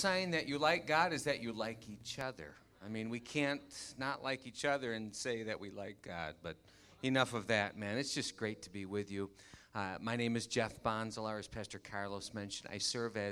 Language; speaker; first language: English; native; English